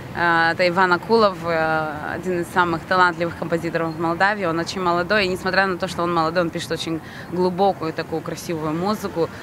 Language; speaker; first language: Russian; non-native, local second language; Romanian